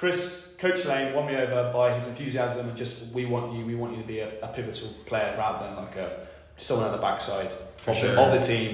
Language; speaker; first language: English; native; English